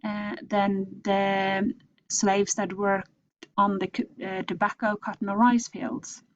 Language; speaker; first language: English; non-native, fluent; Norwegian